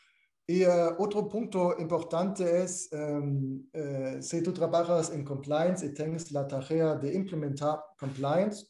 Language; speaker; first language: Spanish; non-native, fluent; German